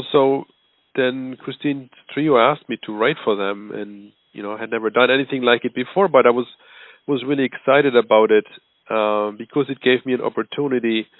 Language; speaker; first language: English; non-native, fluent; German